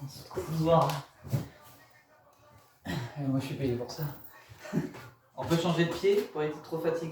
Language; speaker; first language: French; native; French